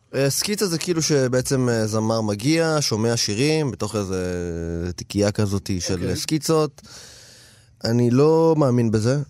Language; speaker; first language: Hebrew; native; Hebrew